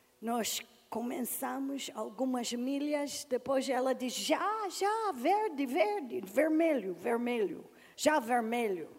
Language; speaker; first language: Portuguese; non-native, learner; English